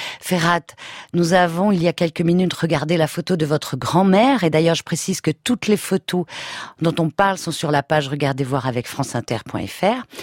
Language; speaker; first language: French; native; French